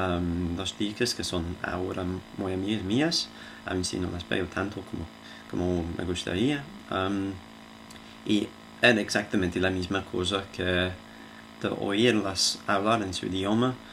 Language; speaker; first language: Spanish; non-native, fluent; English